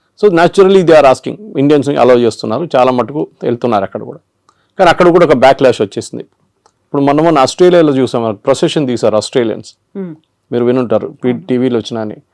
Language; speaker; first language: Telugu; non-native, local second language; Malayalam